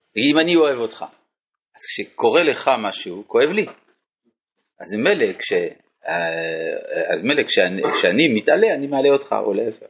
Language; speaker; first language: Hebrew; non-native, fluent; French